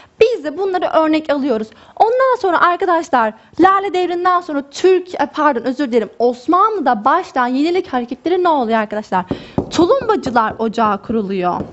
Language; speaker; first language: Turkish; native; Turkish